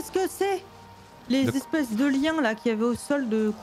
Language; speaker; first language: French; native; French